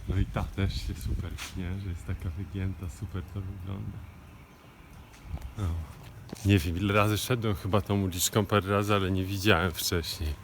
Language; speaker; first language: Polish; native; Polish